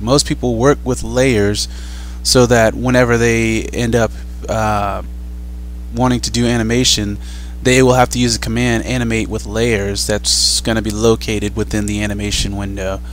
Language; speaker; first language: English; native; English